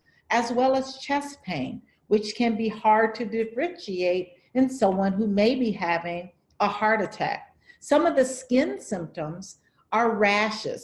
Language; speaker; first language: English; native; English